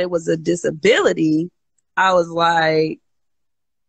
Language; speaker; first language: English; native; English